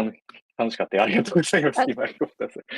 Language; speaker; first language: Japanese; native; Japanese